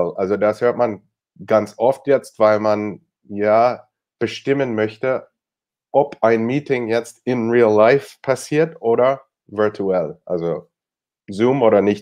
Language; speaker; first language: German; non-native, fluent; English